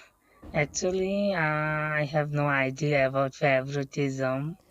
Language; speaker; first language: English; non-native, learner; Bangla